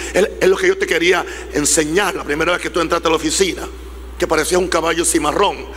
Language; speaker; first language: Spanish; native; Spanish